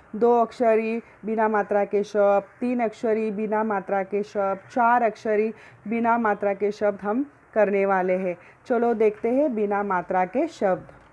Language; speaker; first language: Hindi; non-native, local second language; Marathi